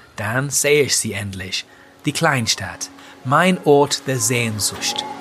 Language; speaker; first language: German; non-native, fluent; English